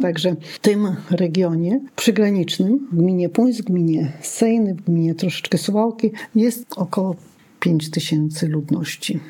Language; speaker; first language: Polish; non-native, local second language; Lithuanian